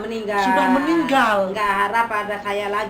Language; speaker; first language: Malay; non-native, local second language; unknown